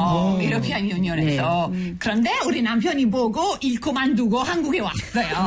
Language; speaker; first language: Korean; non-native, fluent; Italian